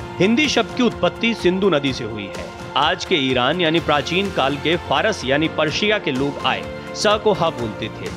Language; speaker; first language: Hindi; native; Hindi